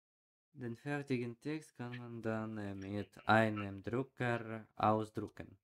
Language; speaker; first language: German; non-native, learner; Ukrainian